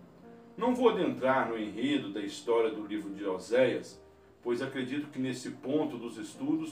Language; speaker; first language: Portuguese; native; Portuguese